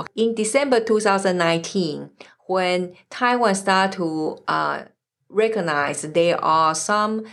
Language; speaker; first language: English; non-native, fluent; Chinese